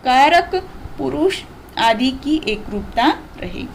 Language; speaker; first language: Hindi; non-native, local second language; Marathi